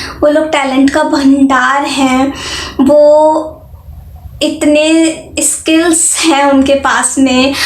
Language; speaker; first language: Hindi; native; Hindi